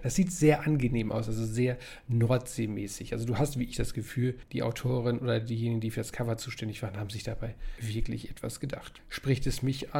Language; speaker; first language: German; native; German